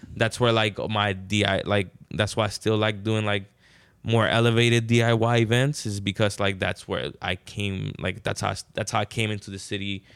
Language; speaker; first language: English; non-native, fluent; Spanish